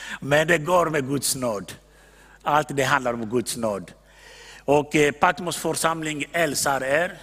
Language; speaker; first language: Swedish; non-native, fluent; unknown